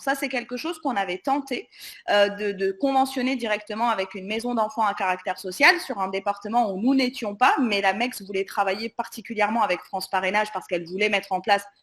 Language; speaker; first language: French; native; French